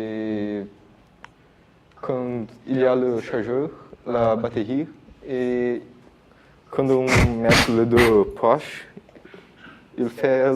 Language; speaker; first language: French; non-native, learner; Portuguese